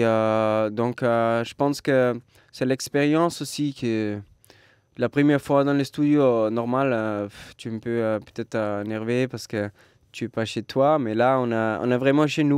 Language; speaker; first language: French; non-native, learner; German